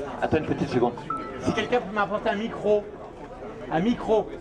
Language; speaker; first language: French; native; French